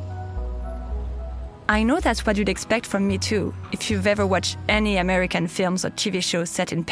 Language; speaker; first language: English; non-native, fluent; French